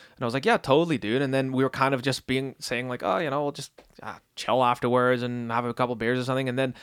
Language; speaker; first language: English; early bilingual, other home language; Dutch